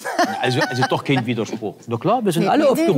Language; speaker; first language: German; native; German